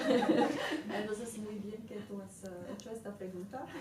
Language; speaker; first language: Spanish; non-native, fluent; Czech